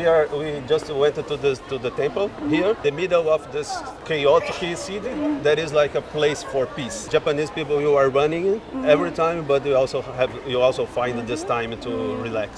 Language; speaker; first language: English; non-native, fluent; Portuguese